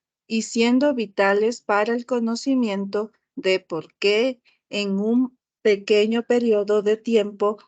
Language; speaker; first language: Spanish; native; Spanish